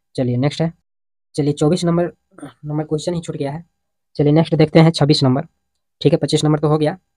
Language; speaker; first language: Hindi; native; Hindi